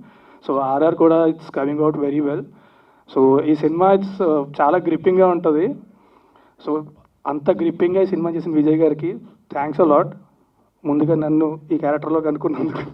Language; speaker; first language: Telugu; native; Telugu